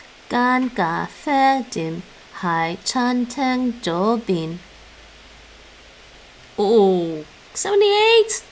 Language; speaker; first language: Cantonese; non-native, learner; English